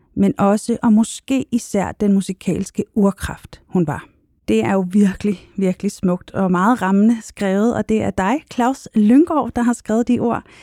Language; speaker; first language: Danish; native; Danish